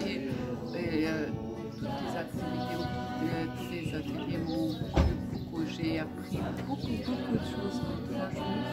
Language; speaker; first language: French; non-native, fluent; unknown